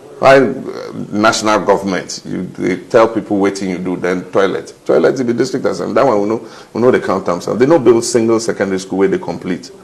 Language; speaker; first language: Nigerian Pidgin; non-native, fluent; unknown